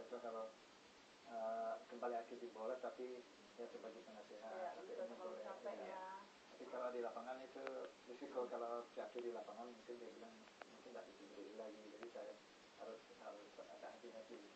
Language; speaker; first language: Indonesian; non-native, fluent; English